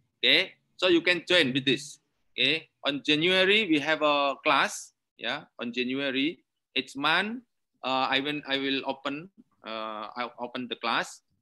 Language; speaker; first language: English; non-native, learner; Indonesian